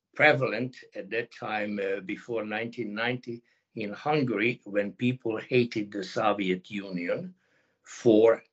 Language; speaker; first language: English; non-native, fluent; Hungarian